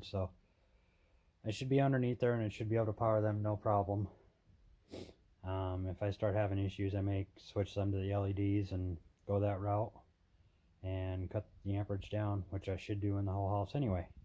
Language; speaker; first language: English; native; English